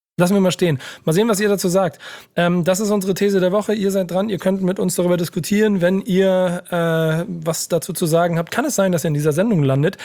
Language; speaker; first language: German; native; German